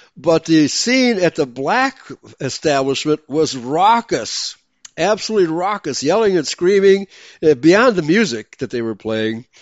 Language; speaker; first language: English; native; English